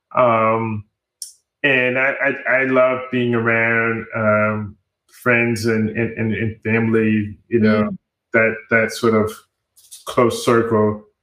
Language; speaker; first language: English; native; English